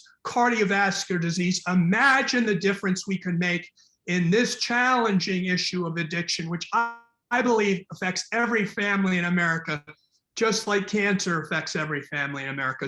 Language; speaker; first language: English; native; English